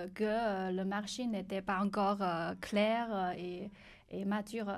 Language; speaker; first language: French; non-native, learner; Chinese